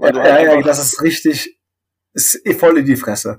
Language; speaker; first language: German; native; German